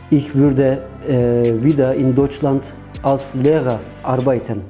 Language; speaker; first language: German; non-native, learner; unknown